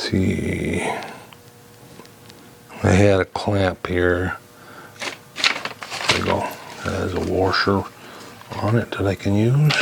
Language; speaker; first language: English; native; English